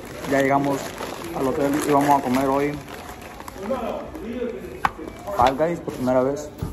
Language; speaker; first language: Spanish; early bilingual, heritage; Spanish